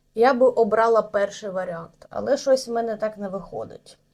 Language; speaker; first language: Ukrainian; native; Ukrainian